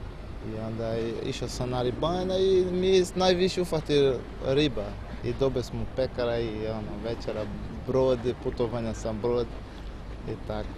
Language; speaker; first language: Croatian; non-native, learner; Portuguese